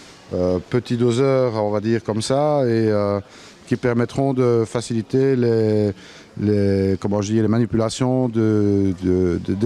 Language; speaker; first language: French; native; French